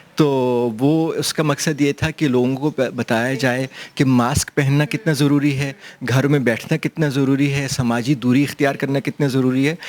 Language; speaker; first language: Urdu; non-native, local second language; Pashto